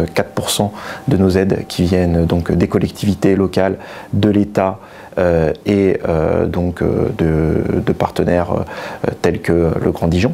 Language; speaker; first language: French; native; French